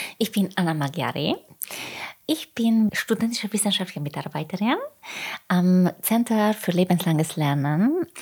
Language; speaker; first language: German; non-native, fluent; Hungarian